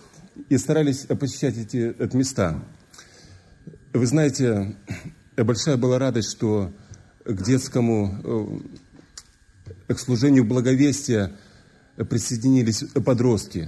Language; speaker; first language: Russian; native; Russian